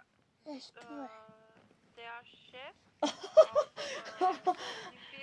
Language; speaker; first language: German; non-native, learner; Macedonian